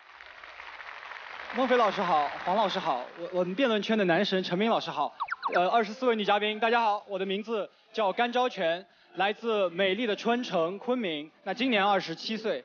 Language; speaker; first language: Chinese; native; Chinese